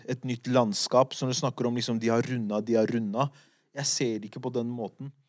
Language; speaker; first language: Norwegian; early bilingual, other home language; Kurdish